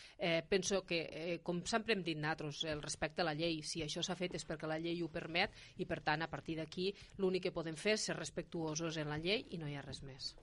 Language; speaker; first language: Catalan; native; Catalan